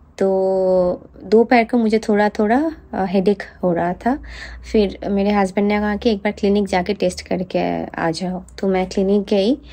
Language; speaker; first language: Hindi; non-native, local second language; Bangla